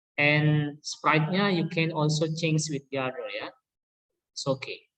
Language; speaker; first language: English; non-native, learner; Indonesian